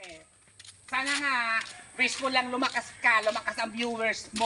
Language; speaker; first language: Filipino; native; Filipino